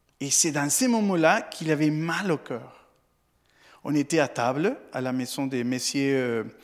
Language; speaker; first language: French; non-native, fluent; Spanish